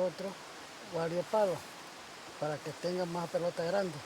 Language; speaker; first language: Spanish; non-native, local second language; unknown